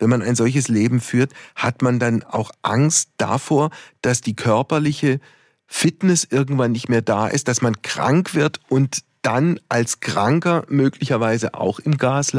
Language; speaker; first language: German; native; German